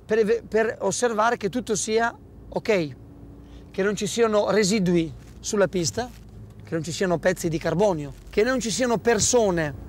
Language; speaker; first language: Italian; native; Italian